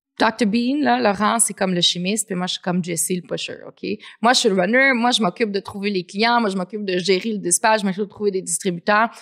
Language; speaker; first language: French; native; French